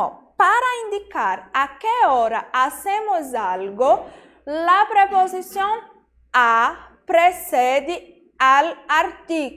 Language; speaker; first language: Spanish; non-native, fluent; Portuguese